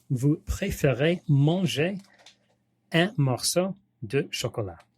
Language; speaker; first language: French; non-native, learner; English